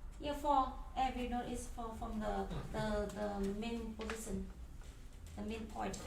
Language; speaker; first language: English; non-native, learner; Vietnamese